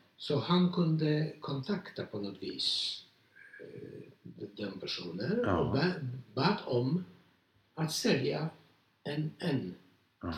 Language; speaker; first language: Swedish; non-native, fluent; Polish